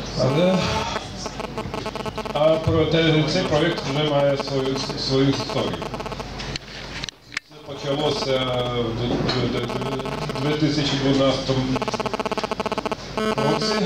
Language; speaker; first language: Ukrainian; non-native, learner; Lithuanian